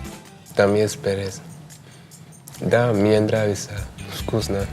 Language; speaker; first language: Russian; non-native, learner; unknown